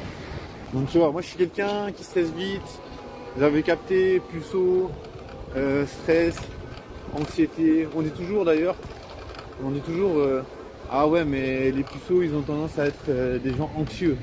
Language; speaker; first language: French; native; French